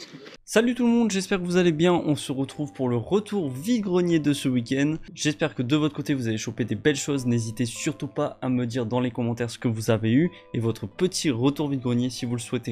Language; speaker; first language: French; native; French